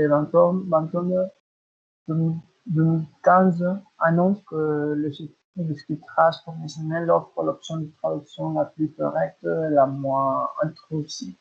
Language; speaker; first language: French; non-native, learner; Spanish